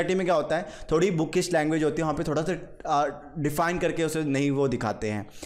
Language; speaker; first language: Hindi; native; Hindi